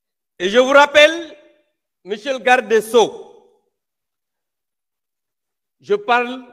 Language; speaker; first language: French; non-native, local second language; Wolof